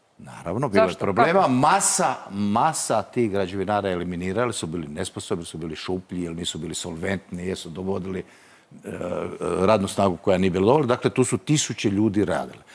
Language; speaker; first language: Croatian; native; Croatian